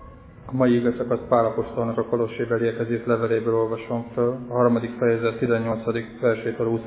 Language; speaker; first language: Hungarian; native; Hungarian